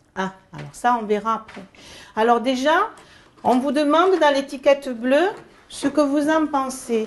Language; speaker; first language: French; native; French